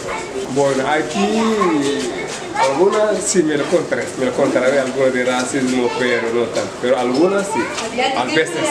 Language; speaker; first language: Spanish; non-native, learner; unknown